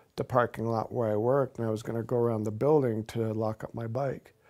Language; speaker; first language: English; native; English